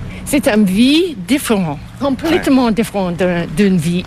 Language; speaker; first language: French; non-native, local second language; English